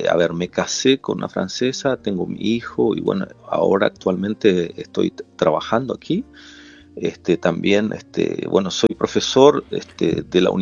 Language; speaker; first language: Spanish; non-native, local second language; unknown